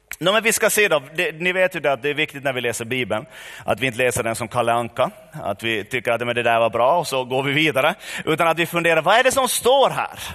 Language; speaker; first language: Swedish; native; Swedish